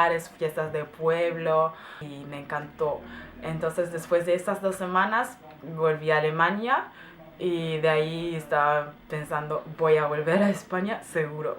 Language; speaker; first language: Spanish; non-native, fluent; German